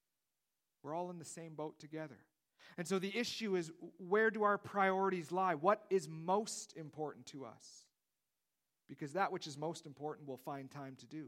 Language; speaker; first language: English; native; English